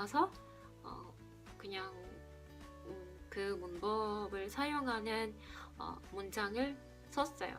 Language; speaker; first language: Korean; non-native, fluent; Spanish